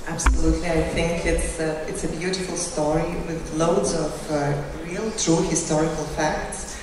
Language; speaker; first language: English; non-native, fluent; Lithuanian